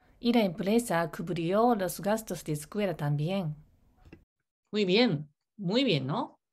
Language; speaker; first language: Spanish; non-native, learner; Japanese